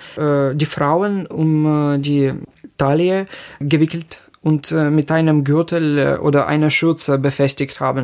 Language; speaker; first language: German; non-native, fluent; Ukrainian